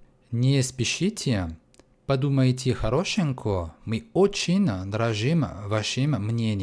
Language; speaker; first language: Russian; non-native, fluent; French